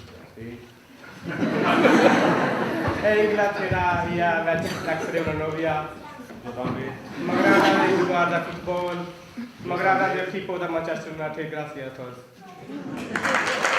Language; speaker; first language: Catalan; non-native, learner; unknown